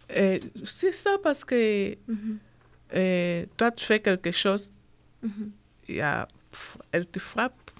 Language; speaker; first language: French; non-native, learner; Portuguese